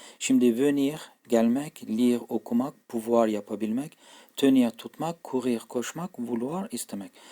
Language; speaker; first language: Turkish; native; Turkish